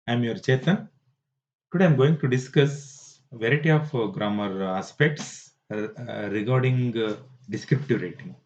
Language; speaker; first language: English; non-native, local second language; Kannada